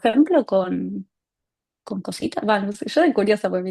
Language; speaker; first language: Spanish; native; Spanish